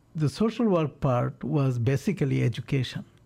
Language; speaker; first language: English; non-native, local second language; Bangla